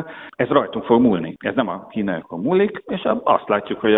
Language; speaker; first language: Hungarian; native; Hungarian